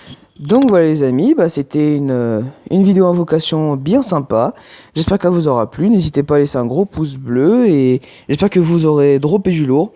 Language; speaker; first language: French; native; French